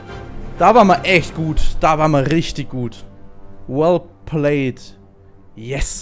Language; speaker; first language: German; native; German